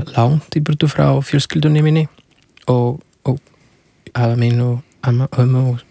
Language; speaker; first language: Icelandic; non-native, learner; Spanish